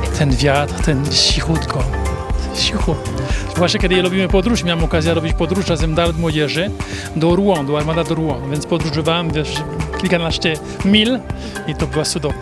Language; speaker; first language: Polish; non-native, learner; French